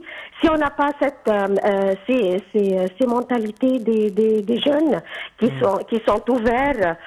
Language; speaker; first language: French; non-native, fluent; Arabic